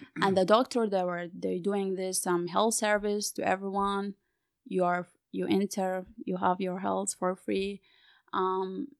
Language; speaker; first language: English; non-native, fluent; Arabic